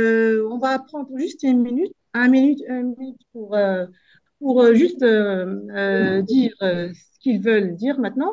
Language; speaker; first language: French; non-native, local second language; Arabic